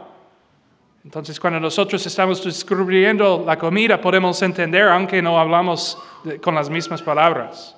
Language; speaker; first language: Spanish; non-native, fluent; English